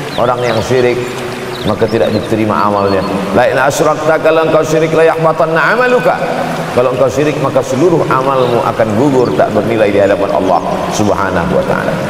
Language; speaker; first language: Malay; native; Malay